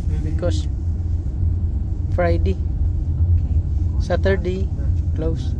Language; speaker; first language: English; non-native, learner; Filipino